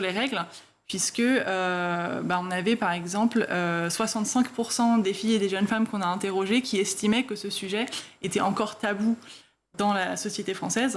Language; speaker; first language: French; native; French